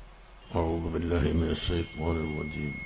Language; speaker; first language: Arabic; non-native, fluent; Malayalam